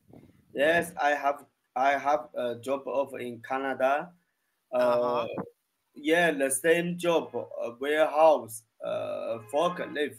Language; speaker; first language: English; non-native, learner; Chinese